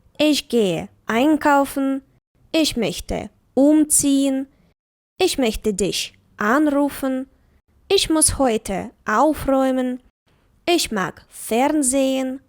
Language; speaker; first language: German; non-native, fluent; Ukrainian